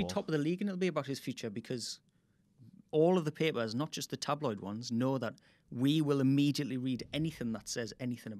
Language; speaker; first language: English; native; English